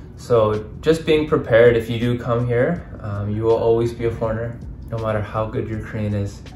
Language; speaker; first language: English; native; English